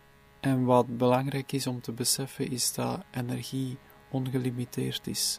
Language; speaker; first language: Dutch; native; Dutch